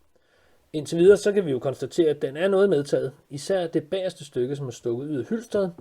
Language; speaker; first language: Danish; native; Danish